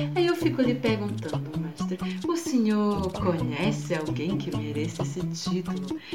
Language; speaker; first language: Portuguese; native; Portuguese